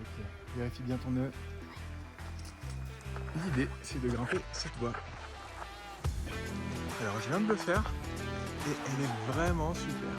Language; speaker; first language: French; native; French